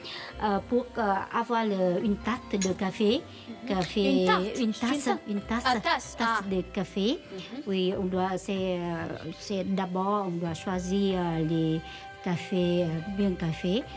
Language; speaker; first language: French; non-native, learner; Vietnamese